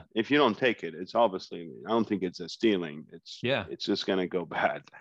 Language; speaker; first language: English; non-native, fluent; Arabic